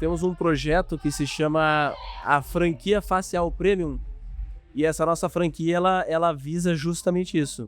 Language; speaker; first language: Portuguese; native; Portuguese